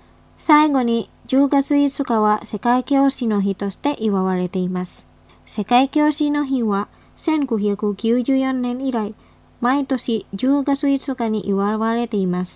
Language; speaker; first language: Japanese; non-native, fluent; Indonesian